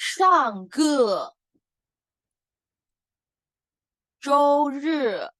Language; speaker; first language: Chinese; non-native, fluent; Indonesian